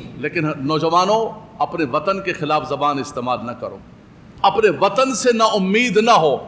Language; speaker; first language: Urdu; non-native, local second language; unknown